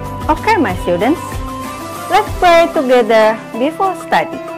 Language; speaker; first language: English; non-native, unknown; Indonesian